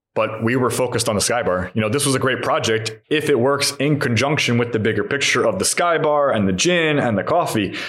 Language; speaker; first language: English; native; English